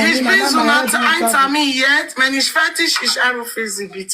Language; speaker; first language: German; non-native, learner; Nigerian Pidgin